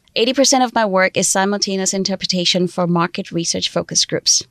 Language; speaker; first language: English; non-native, fluent; Sindhi